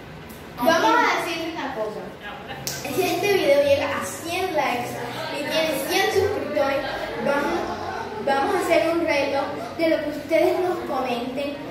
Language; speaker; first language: Spanish; native; Spanish